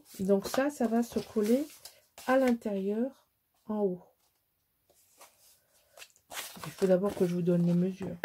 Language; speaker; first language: French; native; French